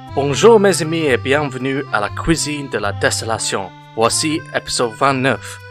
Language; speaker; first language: French; non-native, learner; English